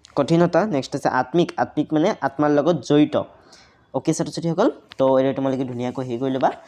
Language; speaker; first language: Assamese; native; Assamese